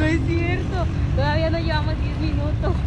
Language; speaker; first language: Spanish; native; Spanish